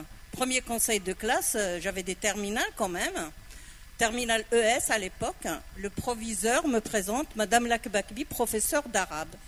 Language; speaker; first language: French; non-native, local second language; Arabic